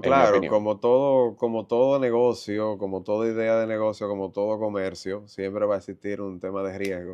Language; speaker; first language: Spanish; native; Spanish